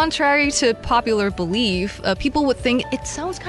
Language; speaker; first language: English; non-native, local second language; Chinese